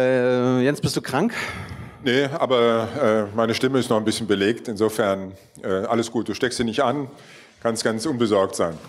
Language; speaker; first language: German; native; German